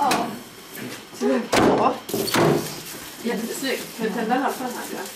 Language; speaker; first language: Swedish; native; Swedish